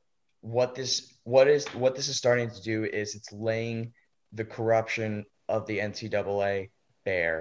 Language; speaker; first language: English; native; English